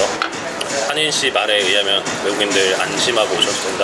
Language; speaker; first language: Korean; native; Korean